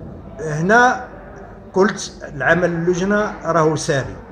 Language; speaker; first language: Arabic; native; Arabic